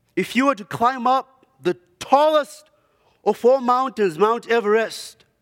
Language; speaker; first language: English; non-native, local second language; Shona